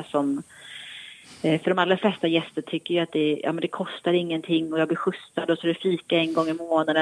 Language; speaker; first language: Swedish; native; Swedish